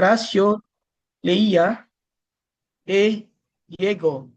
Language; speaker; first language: Spanish; non-native, learner; Filipino